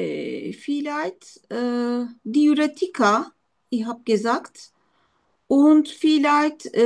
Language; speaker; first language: German; non-native, learner; Turkish